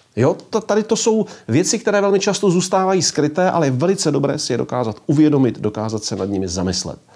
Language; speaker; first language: Czech; native; Czech